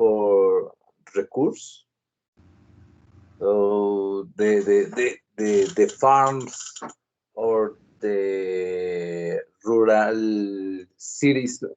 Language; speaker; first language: English; non-native, learner; Spanish